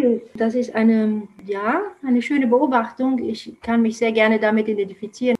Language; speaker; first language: German; non-native, fluent; Romanian